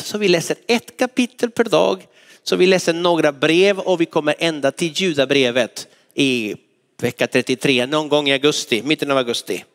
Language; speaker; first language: Swedish; non-native, fluent; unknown